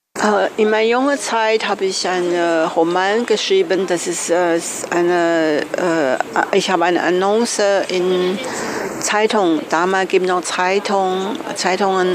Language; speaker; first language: German; non-native, learner; Chinese